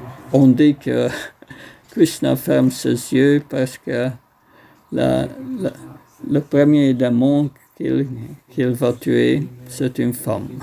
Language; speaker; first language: French; non-native, fluent; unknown